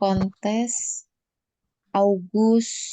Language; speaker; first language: English; non-native, learner; Indonesian